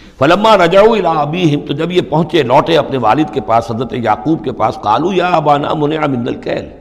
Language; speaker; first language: Urdu; non-native, local second language; Punjabi